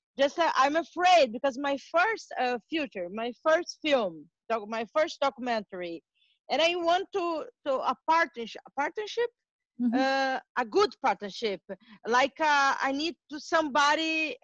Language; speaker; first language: English; non-native, learner; Portuguese